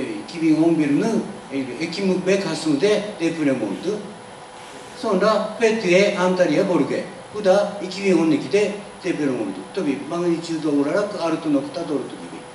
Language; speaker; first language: Turkish; non-native, learner; Japanese